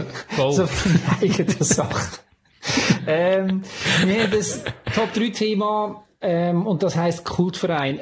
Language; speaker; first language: German; native; German